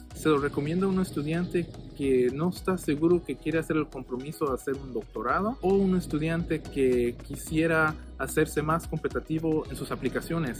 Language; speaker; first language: Spanish; early bilingual, heritage; Spanish